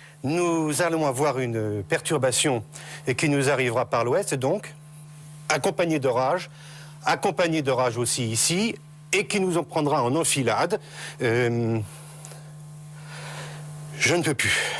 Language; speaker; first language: French; native; French